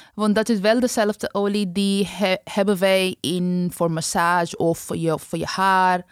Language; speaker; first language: Dutch; non-native, fluent; Bangla